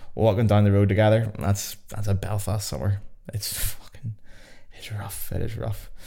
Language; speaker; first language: English; native; English